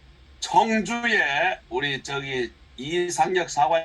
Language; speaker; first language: Korean; native; Korean